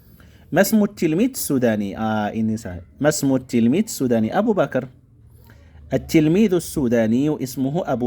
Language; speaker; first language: Arabic; non-native, fluent; Indonesian